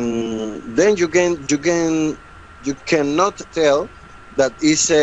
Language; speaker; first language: English; non-native, learner; Spanish